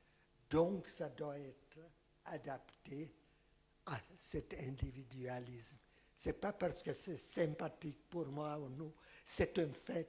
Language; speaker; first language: French; non-native, fluent; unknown